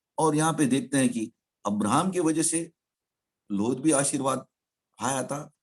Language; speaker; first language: Hindi; non-native, local second language; Telugu